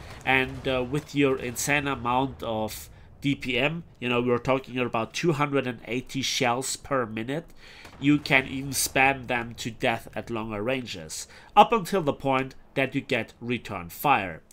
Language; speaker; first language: English; non-native, fluent; German